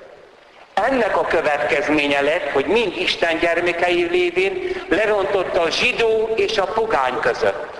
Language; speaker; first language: Hungarian; native; Hungarian